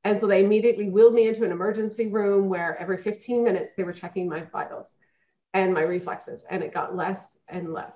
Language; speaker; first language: English; native; English